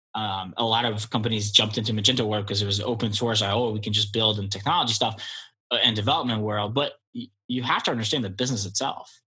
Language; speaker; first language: English; early bilingual, other home language; Polish